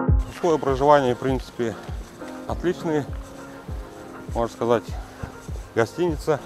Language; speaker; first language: Russian; native; Russian